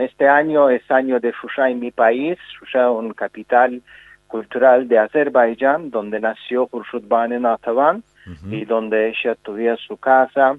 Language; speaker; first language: Spanish; non-native, fluent; Azerbaijani